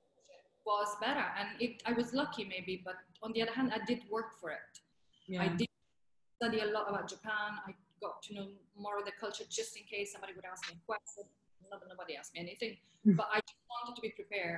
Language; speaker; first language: English; non-native, fluent; Italian